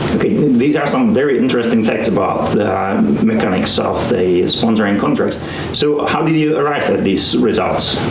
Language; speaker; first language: English; non-native, fluent; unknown